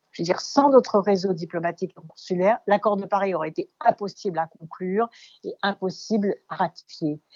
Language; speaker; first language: French; native; French